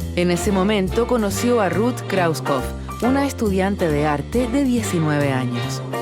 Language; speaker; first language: Spanish; native; Spanish